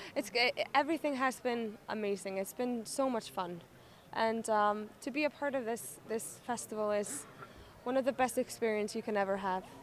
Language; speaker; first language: English; non-native, fluent; Icelandic